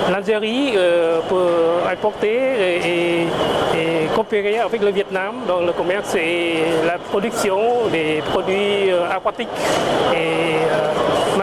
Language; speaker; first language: French; non-native, fluent; Vietnamese